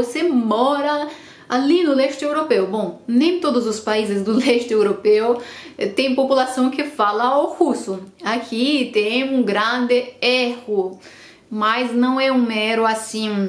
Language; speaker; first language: Portuguese; non-native, fluent; Romanian